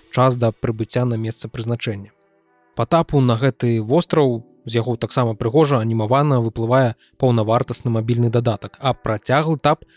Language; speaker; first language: Belarusian; non-native, local second language; Russian